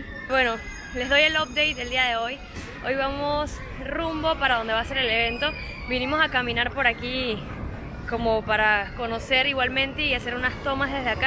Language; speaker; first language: Spanish; native; Spanish